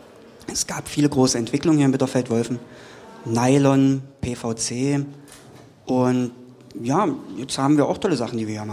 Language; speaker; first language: German; native; German